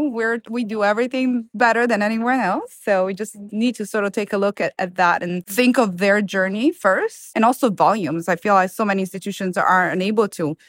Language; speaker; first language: English; non-native, fluent; Italian